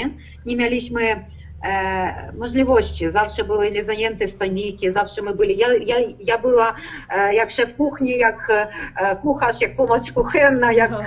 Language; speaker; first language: Polish; non-native, learner; Ukrainian